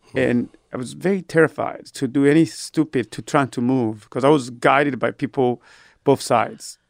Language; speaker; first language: English; non-native, fluent; Rundi